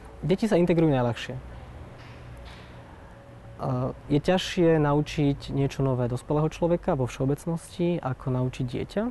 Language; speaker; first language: Slovak; native; Slovak